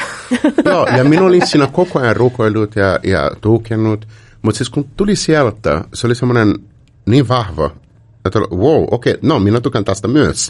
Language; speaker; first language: Finnish; non-native, fluent; Portuguese